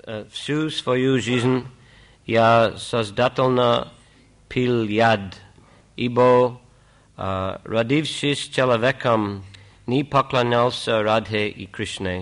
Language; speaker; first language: Russian; native; Russian